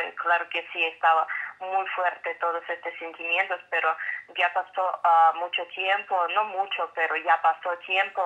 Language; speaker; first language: Spanish; non-native, fluent; Russian